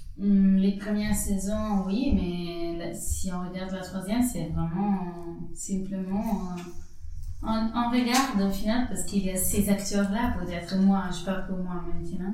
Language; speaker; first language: French; non-native, fluent; Spanish